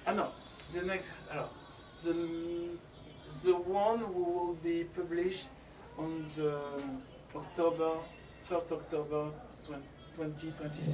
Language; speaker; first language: English; non-native, fluent; French